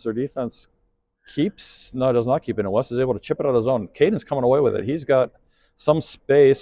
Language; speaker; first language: English; native; English